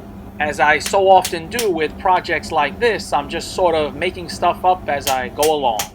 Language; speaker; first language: English; native; English